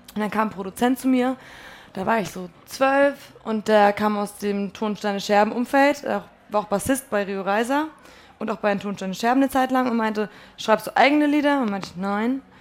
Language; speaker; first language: German; early bilingual, other home language; Polish